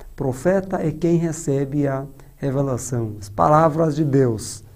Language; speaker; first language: Portuguese; non-native, fluent; Persian